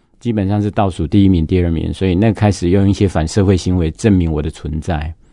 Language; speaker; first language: Chinese; non-native, local second language; Hakka Chinese